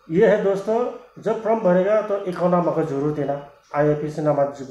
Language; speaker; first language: Hindi; non-native, local second language; Bodo